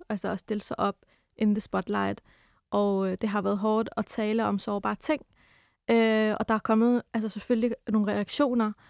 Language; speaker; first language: Danish; early bilingual, other home language; Arabic